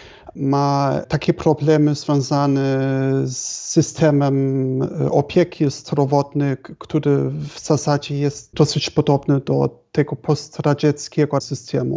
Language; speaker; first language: Polish; non-native, fluent; German